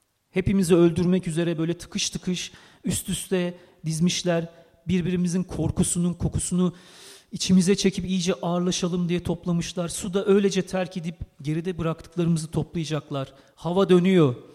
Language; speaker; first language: Turkish; native; Turkish